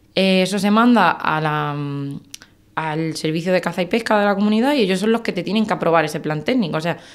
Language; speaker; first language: Spanish; native; Spanish